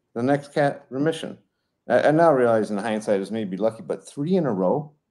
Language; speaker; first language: English; native; English